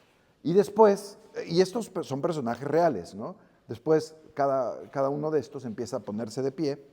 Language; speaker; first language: Spanish; native; Spanish